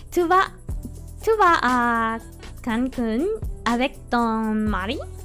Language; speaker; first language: French; non-native, learner; Spanish